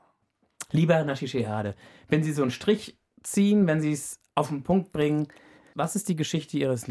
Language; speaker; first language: German; native; German